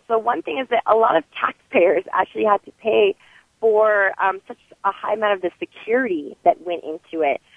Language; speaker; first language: English; native; English